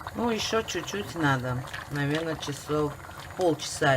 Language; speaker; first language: Russian; non-native, fluent; Georgian